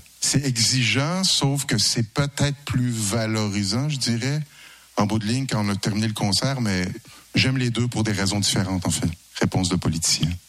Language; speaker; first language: French; native; French